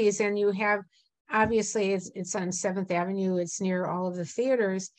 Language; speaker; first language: English; native; English